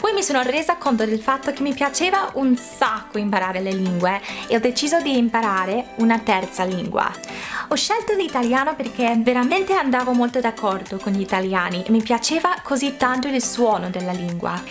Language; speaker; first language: Italian; non-native, fluent; English